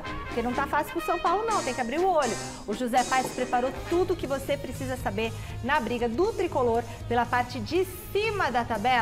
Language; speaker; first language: Portuguese; native; Portuguese